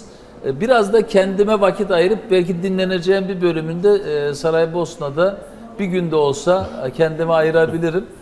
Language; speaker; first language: Turkish; native; Turkish